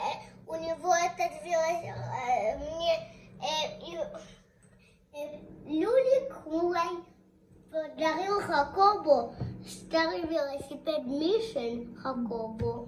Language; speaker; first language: Russian; early bilingual, heritage; Russian